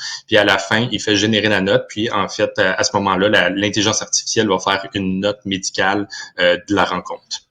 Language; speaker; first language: French; native; French